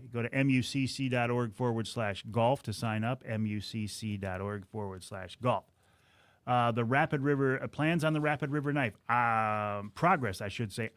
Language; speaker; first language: English; native; English